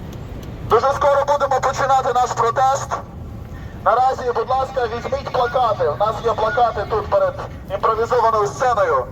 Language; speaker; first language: Ukrainian; native; Ukrainian